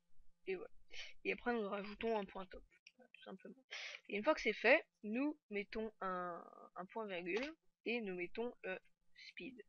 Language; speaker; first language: French; native; French